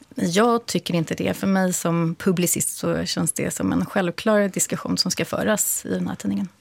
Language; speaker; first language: Swedish; native; Swedish